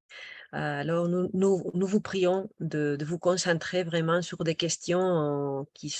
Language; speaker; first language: French; non-native, local second language; Spanish